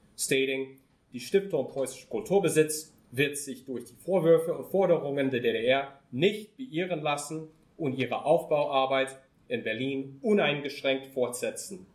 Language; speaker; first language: German; non-native, fluent; English